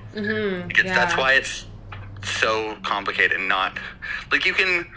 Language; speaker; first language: English; native; English